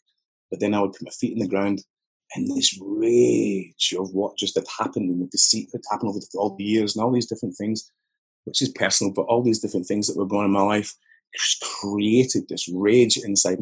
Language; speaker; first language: English; native; English